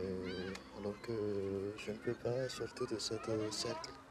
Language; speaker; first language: French; non-native, local second language; Malagasy